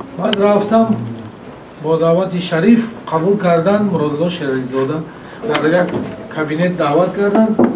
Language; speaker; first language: Persian; native; Persian